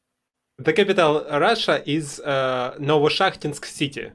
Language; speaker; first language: English; non-native, learner; Russian